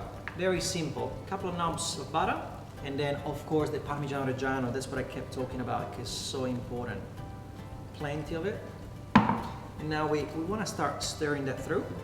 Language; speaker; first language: English; non-native, fluent; Italian